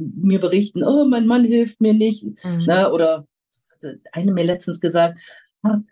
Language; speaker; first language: German; native; German